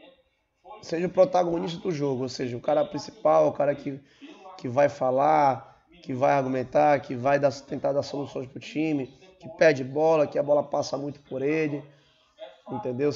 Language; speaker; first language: Portuguese; native; Portuguese